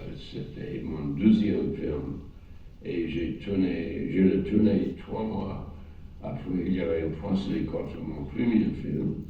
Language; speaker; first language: French; non-native, fluent; English